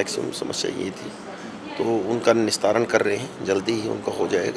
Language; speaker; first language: Hindi; native; Hindi